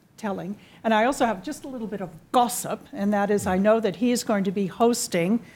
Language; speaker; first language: English; native; English